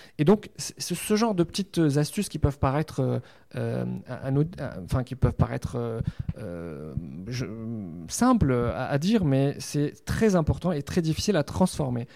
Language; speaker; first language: French; non-native, local second language; Arabic